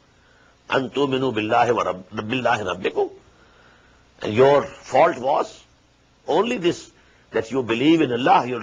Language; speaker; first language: English; non-native, local second language; Urdu